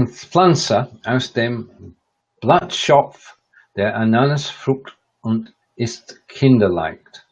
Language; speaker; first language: German; non-native, learner; English